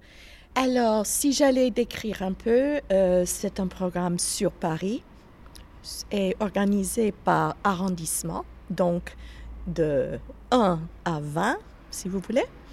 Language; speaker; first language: French; non-native, fluent; English